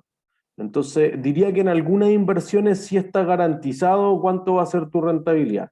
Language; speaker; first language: Spanish; native; Spanish